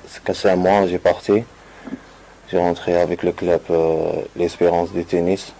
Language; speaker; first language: French; non-native, learner; Arabic